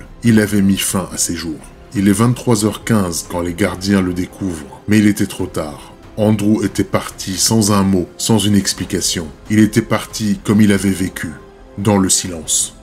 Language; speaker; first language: French; native; French